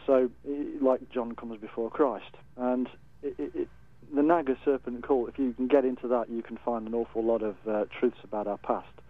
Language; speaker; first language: English; native; English